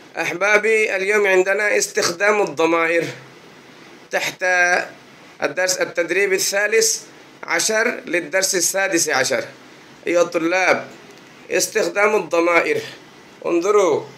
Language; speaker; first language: Arabic; non-native, fluent; Bangla